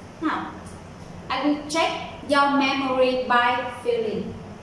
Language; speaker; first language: English; non-native, fluent; Vietnamese